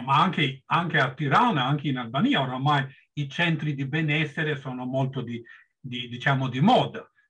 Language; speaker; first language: Italian; non-native, fluent; Albanian